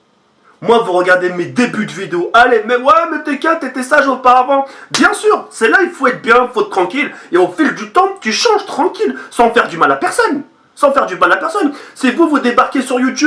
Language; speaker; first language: French; native; French